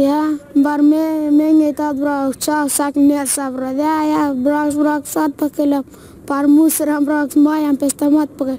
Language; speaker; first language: Latvian; early bilingual, heritage; Latvian